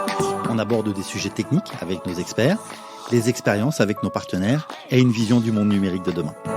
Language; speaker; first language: French; native; French